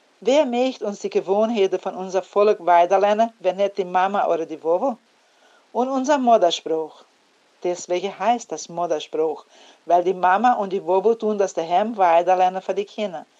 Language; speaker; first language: German; early bilingual, heritage; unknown